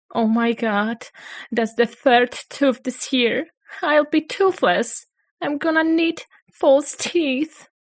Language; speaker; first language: English; non-native, fluent; Polish